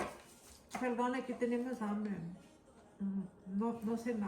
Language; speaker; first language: Spanish; non-native, fluent; Portuguese